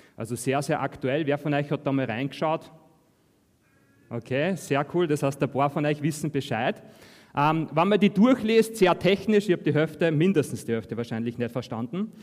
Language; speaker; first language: German; native; German